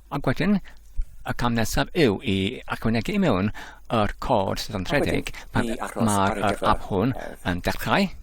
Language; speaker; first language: Welsh; non-native, learner; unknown